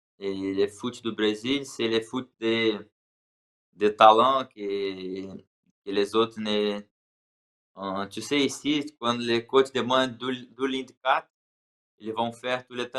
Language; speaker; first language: French; non-native, learner; Portuguese